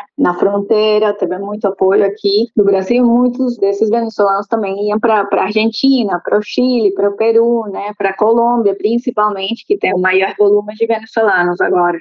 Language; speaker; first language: Portuguese; non-native, fluent; Spanish